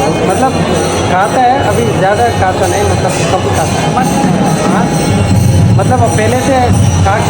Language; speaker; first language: Hindi; non-native, local second language; Kannada